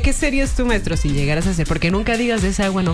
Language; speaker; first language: Spanish; native; Spanish